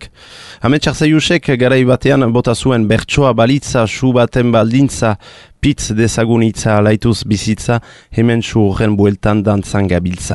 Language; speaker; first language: Basque; native; Basque